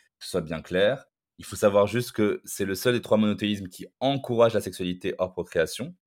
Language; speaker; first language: French; non-native, local second language; Arabic